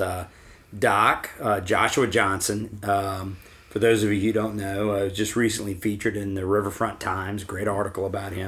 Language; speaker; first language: English; native; English